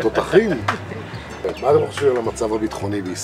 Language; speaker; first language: Hebrew; early bilingual, other home language; Russian